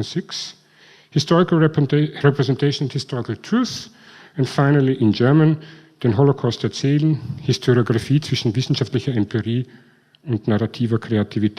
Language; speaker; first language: German; native; German